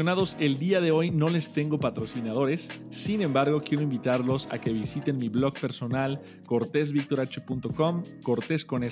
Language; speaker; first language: Spanish; native; Spanish